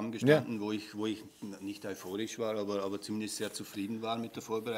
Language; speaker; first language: German; native; German